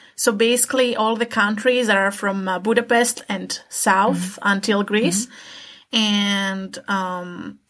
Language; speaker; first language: English; non-native, fluent; Greek